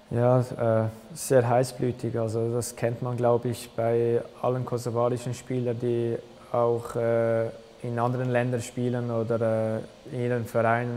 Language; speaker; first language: German; early bilingual, other home language; Albanian